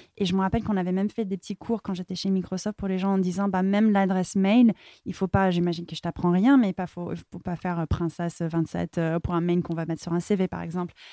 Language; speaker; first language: French; non-native, fluent; English